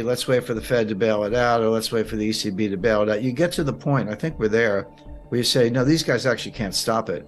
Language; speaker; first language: English; native; English